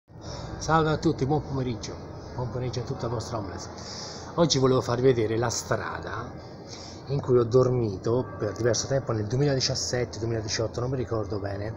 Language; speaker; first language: Italian; native; Italian